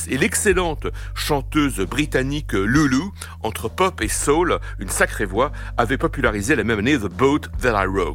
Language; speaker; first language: French; native; French